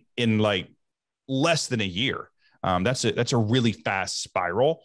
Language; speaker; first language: English; native; English